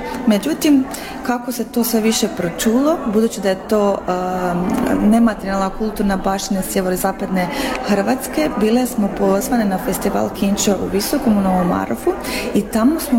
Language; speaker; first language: Croatian; native; Croatian